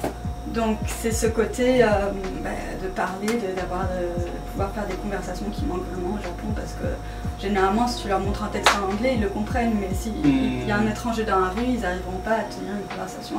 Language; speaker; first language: French; native; French